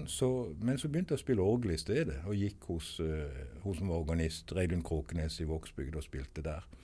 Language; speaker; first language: Norwegian; native; Norwegian